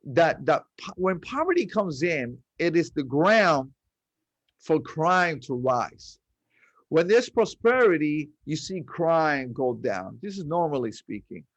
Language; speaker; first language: English; early bilingual, other home language; Spanish